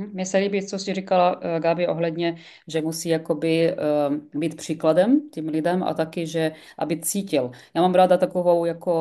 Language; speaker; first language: Czech; non-native, fluent; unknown